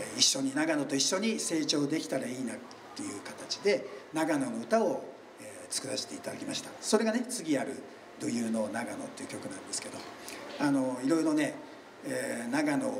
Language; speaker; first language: Japanese; native; Japanese